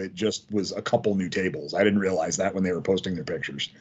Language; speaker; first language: English; native; English